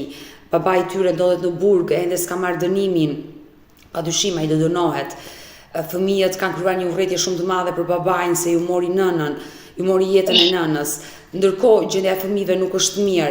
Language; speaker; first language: Albanian; native; Albanian